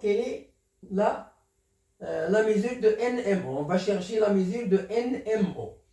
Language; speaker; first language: French; non-native, local second language; Arabic